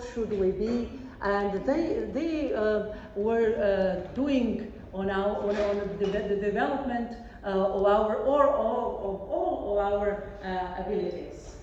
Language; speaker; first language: English; non-native, fluent; Serbian